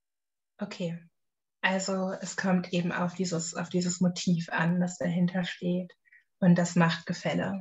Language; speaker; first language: German; native; German